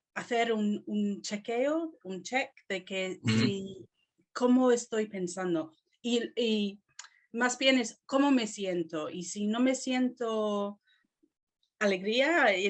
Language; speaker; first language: Spanish; non-native, fluent; English